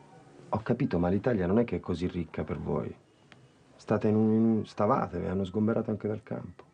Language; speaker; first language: Italian; native; Italian